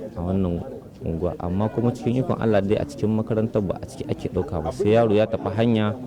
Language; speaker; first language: Hausa; native; Hausa